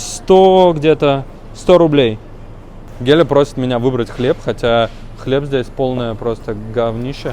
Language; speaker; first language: Russian; native; Russian